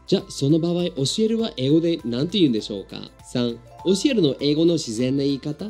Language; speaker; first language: Japanese; non-native, fluent; English